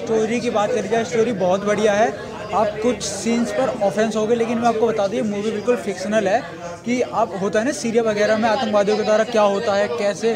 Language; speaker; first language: Hindi; native; Hindi